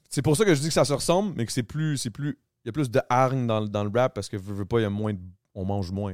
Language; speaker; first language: French; native; French